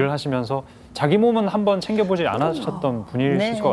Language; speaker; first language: Korean; native; Korean